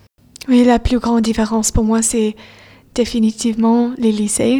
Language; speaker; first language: French; non-native, fluent; English